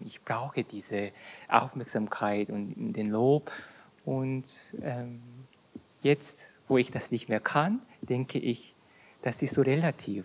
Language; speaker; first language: German; non-native, fluent; Korean